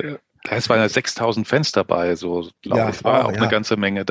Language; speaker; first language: German; native; German